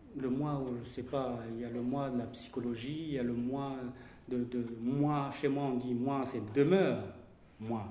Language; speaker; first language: French; non-native, local second language; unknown